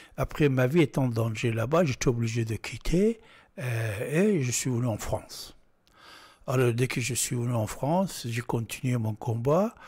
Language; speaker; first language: French; non-native, fluent; Persian